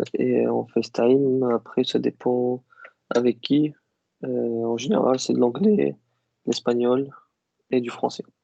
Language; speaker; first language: French; non-native, local second language; Kabyle